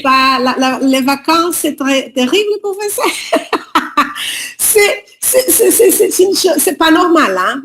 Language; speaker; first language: French; non-native, learner; Portuguese